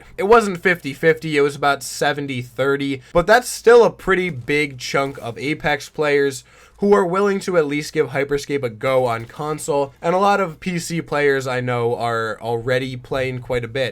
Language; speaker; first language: English; native; English